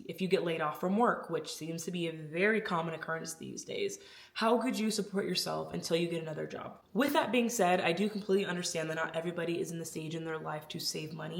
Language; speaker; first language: English; native; English